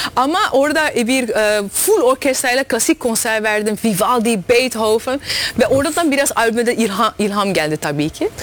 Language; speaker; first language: Turkish; early bilingual, heritage; Turkish